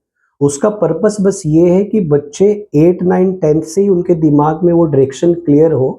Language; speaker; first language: Hindi; native; Hindi